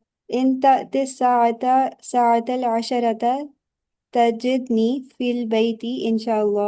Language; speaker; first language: Arabic; non-native, learner; Urdu